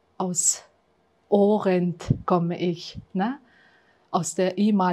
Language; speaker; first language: German; non-native, fluent; Uzbek